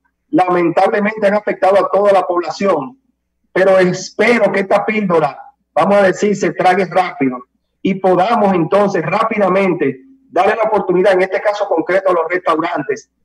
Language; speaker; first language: Spanish; native; Spanish